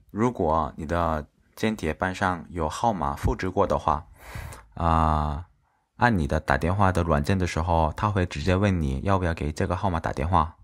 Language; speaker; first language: Chinese; non-native, fluent; Korean